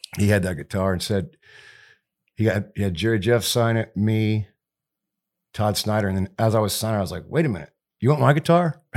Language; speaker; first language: English; native; English